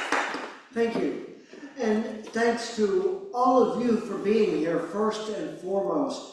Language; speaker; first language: English; native; English